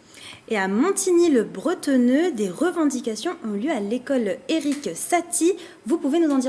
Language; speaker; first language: French; native; French